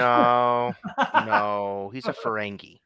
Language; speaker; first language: English; native; English